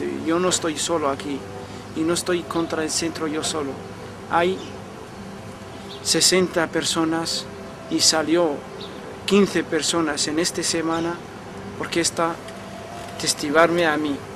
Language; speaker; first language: Spanish; non-native, learner; Arabic